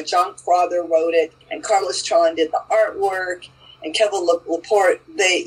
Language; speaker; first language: English; native; English